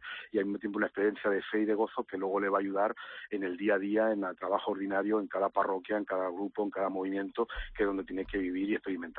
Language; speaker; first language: Spanish; native; Spanish